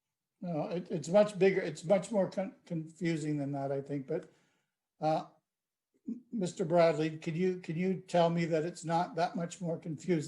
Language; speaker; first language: English; native; English